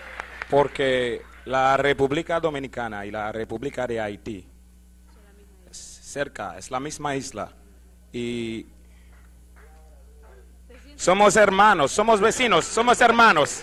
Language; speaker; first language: Spanish; non-native, learner; Haitian Creole